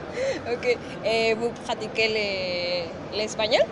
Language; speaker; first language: French; non-native, learner; Spanish